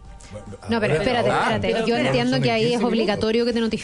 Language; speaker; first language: Spanish; native; Spanish